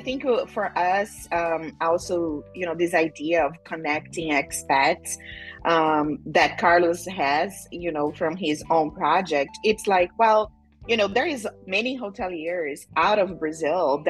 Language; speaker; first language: English; non-native, fluent; Portuguese